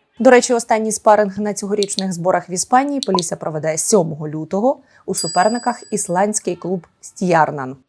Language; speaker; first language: Ukrainian; native; Ukrainian